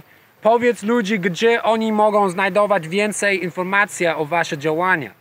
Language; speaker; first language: Polish; non-native, learner; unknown